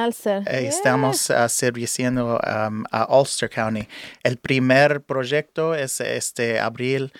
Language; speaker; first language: Spanish; early bilingual, heritage; English